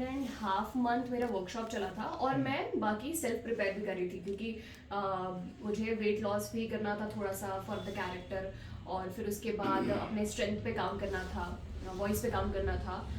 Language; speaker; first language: Hindi; native; Hindi